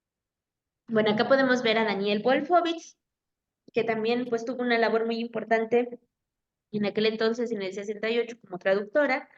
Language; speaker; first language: Spanish; native; Spanish